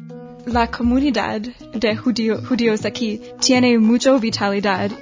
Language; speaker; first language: Spanish; non-native, learner; English